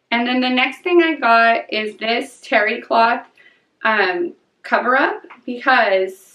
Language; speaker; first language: English; native; English